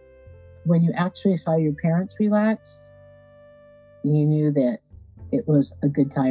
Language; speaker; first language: English; native; English